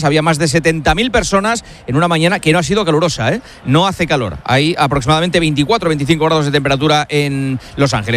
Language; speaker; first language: Spanish; native; Spanish